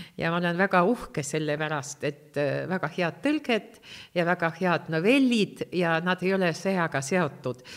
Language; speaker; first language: Estonian; non-native, local second language; Russian